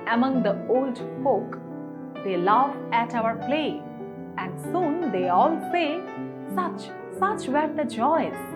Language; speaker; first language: English; non-native, local second language; Bangla